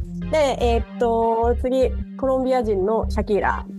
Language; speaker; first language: Japanese; native; Japanese